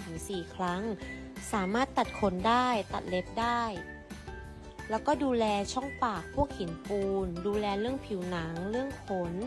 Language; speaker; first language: Thai; native; Thai